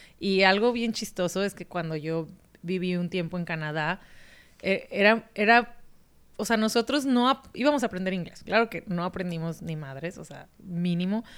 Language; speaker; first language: Spanish; native; Spanish